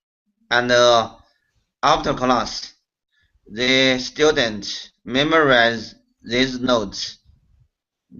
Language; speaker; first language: English; non-native, learner; Chinese